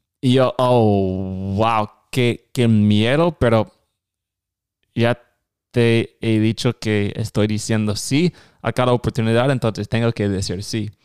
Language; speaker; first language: Spanish; non-native, fluent; English